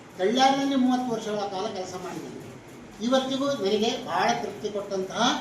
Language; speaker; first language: Kannada; native; Kannada